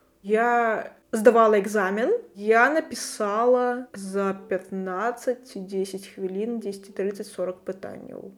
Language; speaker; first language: Belarusian; non-native, local second language; Russian